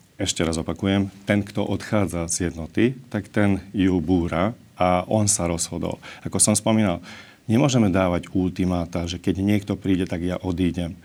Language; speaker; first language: Slovak; non-native, local second language; Hungarian